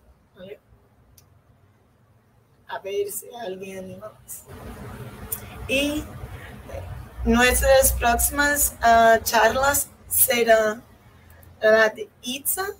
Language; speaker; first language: Spanish; non-native, fluent; Portuguese